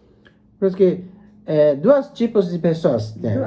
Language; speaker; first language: Portuguese; non-native, learner; Japanese